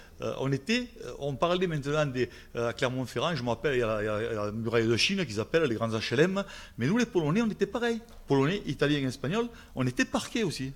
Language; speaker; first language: French; native; French